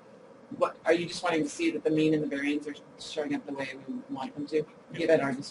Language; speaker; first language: English; native; English